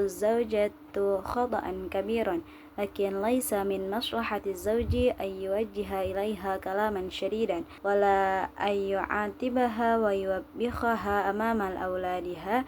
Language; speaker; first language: Arabic; non-native, learner; Indonesian